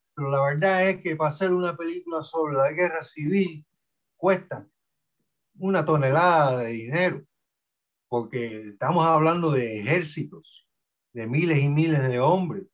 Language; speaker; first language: Spanish; early bilingual, heritage; Spanish